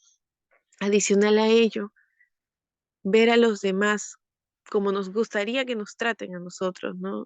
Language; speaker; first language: Spanish; native; Spanish